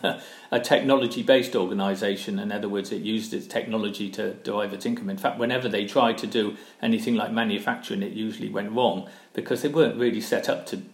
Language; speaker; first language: English; native; English